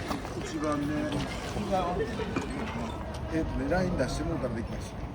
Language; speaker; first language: Japanese; native; Japanese